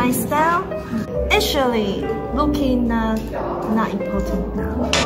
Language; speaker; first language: English; non-native, learner; Chinese